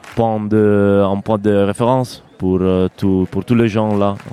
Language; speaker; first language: French; non-native, learner; Italian